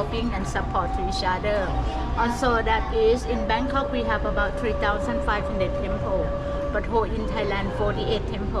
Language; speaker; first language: English; non-native, fluent; Thai